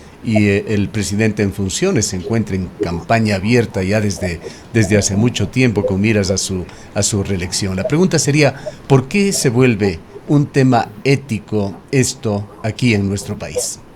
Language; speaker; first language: Spanish; native; Spanish